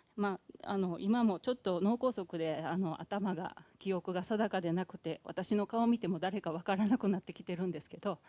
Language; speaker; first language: Japanese; native; Japanese